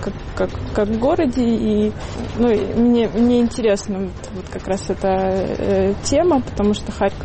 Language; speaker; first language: Russian; native; Russian